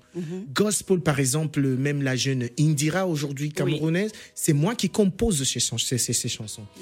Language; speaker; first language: French; non-native, local second language; English